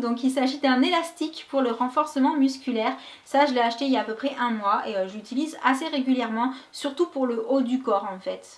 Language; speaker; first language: French; native; French